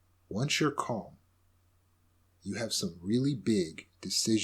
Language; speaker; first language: English; native; English